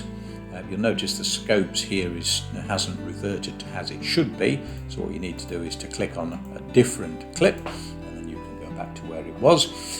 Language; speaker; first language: English; native; English